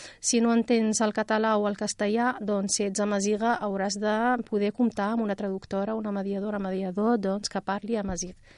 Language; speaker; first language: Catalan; non-native, fluent; Riffian